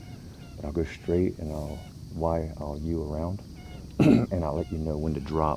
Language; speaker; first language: English; native; English